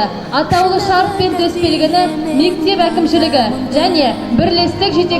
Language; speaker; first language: Kazakh; native; Kazakh